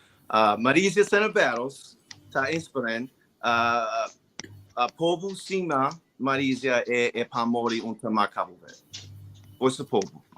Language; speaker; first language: Portuguese; non-native, learner; English